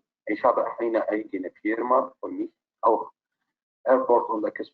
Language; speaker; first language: German; non-native, learner; Arabic